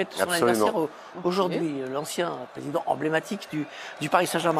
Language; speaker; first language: French; native; French